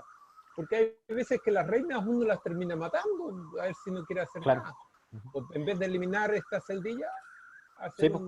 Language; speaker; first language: Spanish; native; Spanish